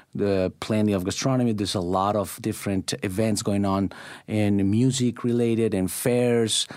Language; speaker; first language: English; non-native, fluent; Spanish